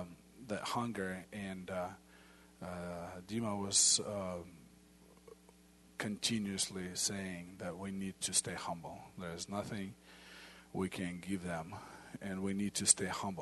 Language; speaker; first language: English; non-native, fluent; Ukrainian